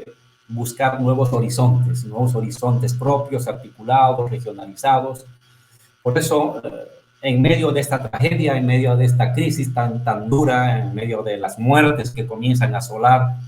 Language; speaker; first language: Spanish; native; Spanish